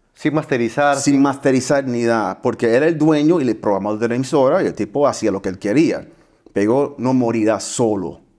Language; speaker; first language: Spanish; early bilingual, heritage; Spanish